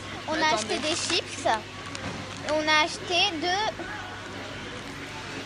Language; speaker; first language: French; native; French